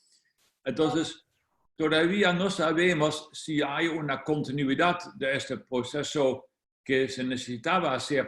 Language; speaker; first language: Spanish; non-native, fluent; Dutch